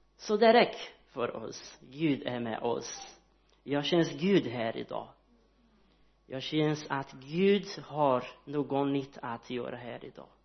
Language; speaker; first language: Swedish; non-native, learner; Portuguese